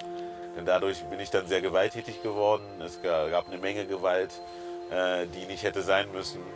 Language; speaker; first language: German; early bilingual, other home language; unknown